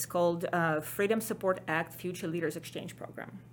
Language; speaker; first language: English; non-native, fluent; Ukrainian